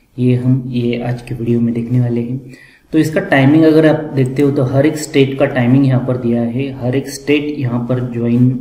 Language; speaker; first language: Hindi; non-native, local second language; Marathi